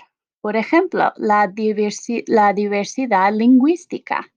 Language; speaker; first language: Spanish; non-native, fluent; English